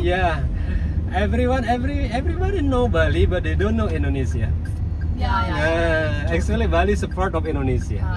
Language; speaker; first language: English; non-native, fluent; Indonesian